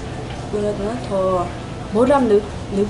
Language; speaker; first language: Korean; non-native, learner; Vietnamese